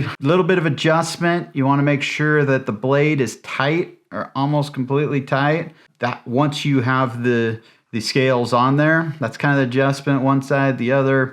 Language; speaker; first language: English; native; English